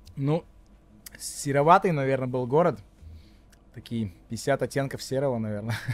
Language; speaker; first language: Russian; non-native, local second language; Latvian